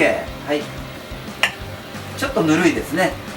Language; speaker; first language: Japanese; native; Japanese